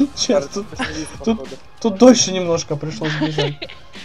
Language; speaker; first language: Russian; native; Russian